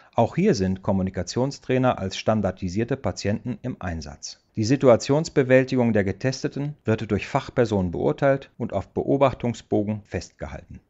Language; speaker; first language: German; native; German